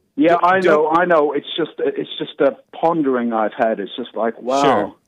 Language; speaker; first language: English; native; English